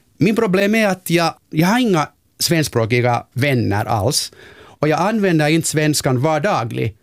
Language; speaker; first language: Swedish; non-native, local second language; Finnish